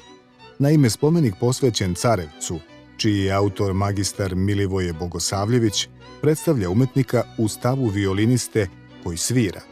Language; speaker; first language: Bosnian; native; Bosnian